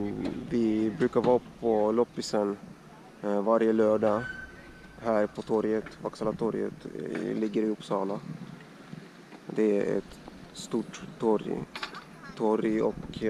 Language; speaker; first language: Swedish; early bilingual, other home language; Russian